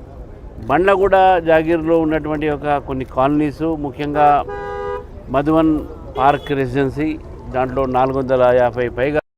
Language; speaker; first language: Telugu; native; Telugu